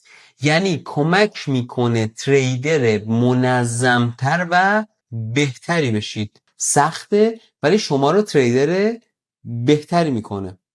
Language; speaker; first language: Persian; native; Persian